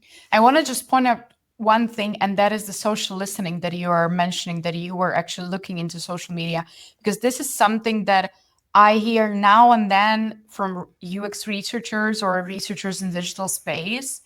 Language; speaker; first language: English; non-native, fluent; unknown